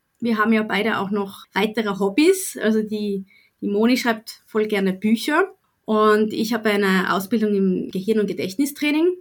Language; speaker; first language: German; native; German